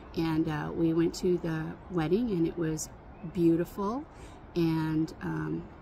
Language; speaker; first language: English; native; English